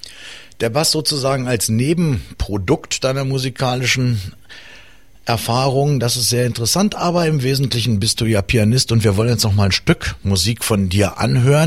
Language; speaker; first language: German; native; German